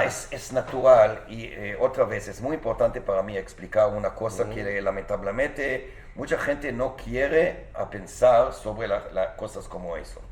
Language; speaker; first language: Spanish; non-native, fluent; Hebrew